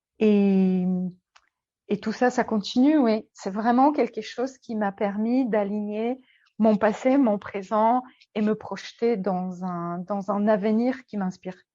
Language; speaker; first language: French; non-native, fluent; Polish